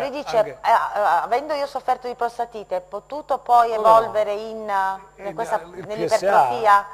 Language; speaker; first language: Italian; native; Italian